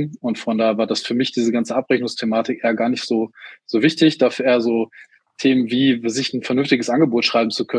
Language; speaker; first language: German; native; German